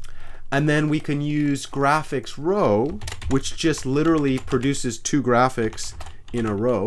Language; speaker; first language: English; native; English